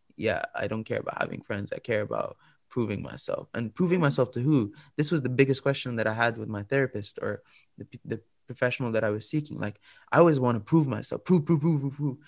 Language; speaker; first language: English; non-native, fluent; Arabic